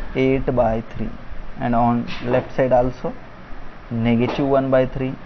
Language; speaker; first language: English; non-native, local second language; Marathi